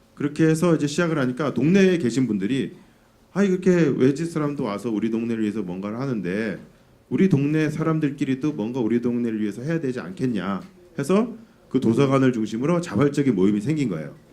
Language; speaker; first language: Korean; native; Korean